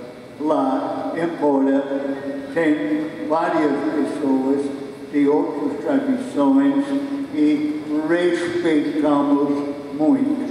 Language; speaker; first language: Portuguese; non-native, fluent; English